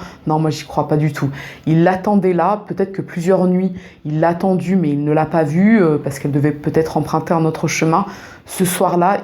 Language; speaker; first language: French; native; French